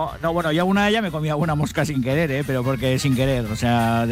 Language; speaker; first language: Spanish; native; Spanish